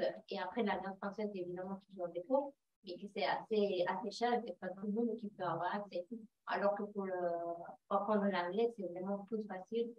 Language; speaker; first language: French; non-native, fluent; Spanish